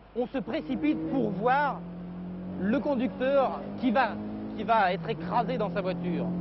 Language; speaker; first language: French; native; French